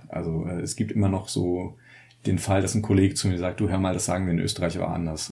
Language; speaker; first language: German; native; German